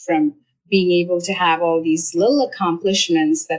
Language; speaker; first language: English; non-native, local second language; Malayalam